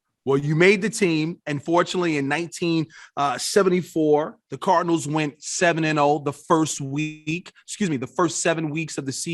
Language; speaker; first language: English; native; English